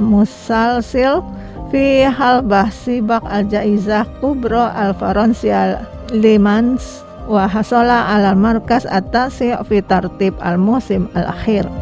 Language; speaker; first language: Arabic; non-native, fluent; Indonesian